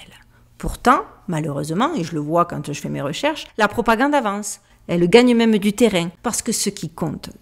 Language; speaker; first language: French; native; French